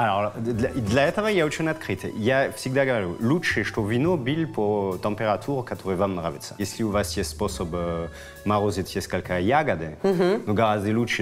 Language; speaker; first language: Russian; non-native, fluent; French